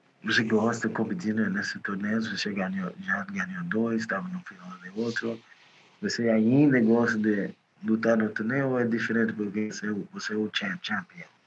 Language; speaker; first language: Portuguese; non-native, learner; English